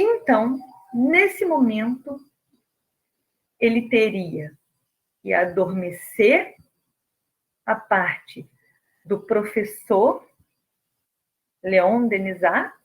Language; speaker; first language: Portuguese; native; Portuguese